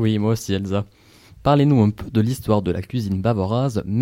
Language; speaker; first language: French; native; French